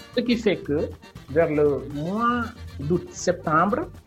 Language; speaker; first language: French; non-native, local second language; Wolof